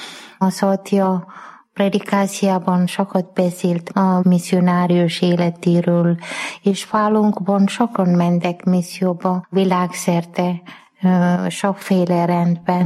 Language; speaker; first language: Hungarian; non-native, fluent; Malayalam